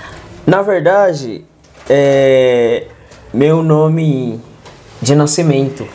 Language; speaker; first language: Portuguese; non-native, learner; Yoruba